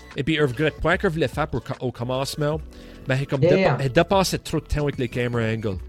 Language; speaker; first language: French; native; French